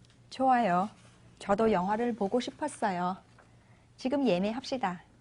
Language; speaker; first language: Korean; non-native, fluent; Vietnamese